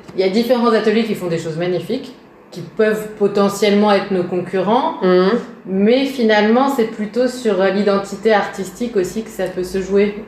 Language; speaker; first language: French; early bilingual, other home language; Hungarian